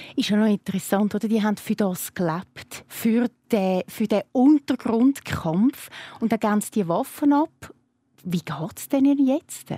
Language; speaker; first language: German; native; German